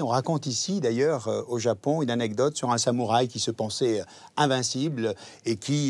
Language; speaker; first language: French; native; French